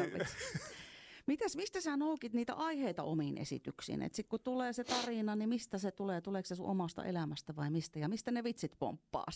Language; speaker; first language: Finnish; native; Finnish